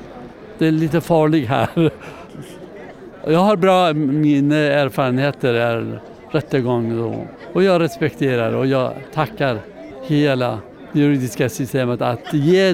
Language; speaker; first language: Swedish; non-native, learner; Persian